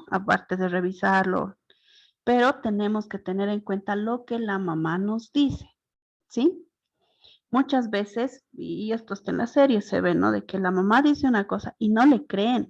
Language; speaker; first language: Spanish; native; Spanish